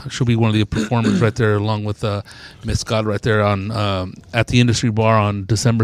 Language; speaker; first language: English; early bilingual, other home language; Spanish